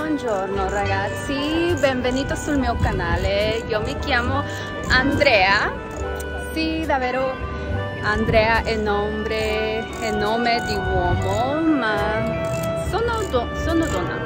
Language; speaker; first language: Italian; non-native, learner; English